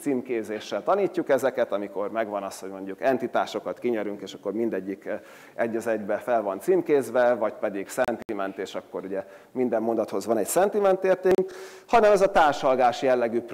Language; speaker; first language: Hungarian; native; Hungarian